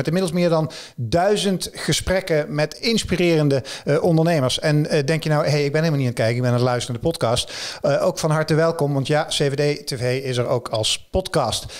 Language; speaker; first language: Dutch; native; Dutch